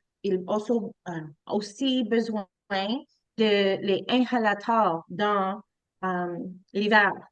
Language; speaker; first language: French; non-native, learner; English